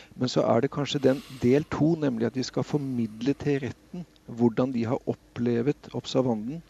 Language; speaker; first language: Norwegian; native; Norwegian